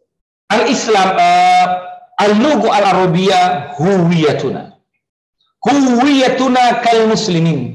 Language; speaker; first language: Arabic; non-native, fluent; Indonesian